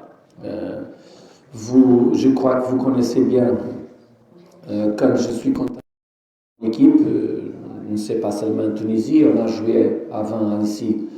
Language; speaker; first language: French; non-native, fluent; Portuguese